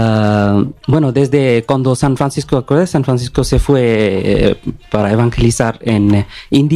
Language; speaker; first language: Spanish; non-native, learner; Bangla